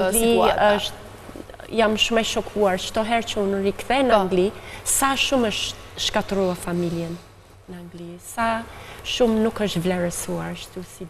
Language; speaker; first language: Albanian; non-native, fluent; English